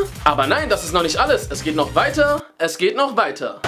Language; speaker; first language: German; native; German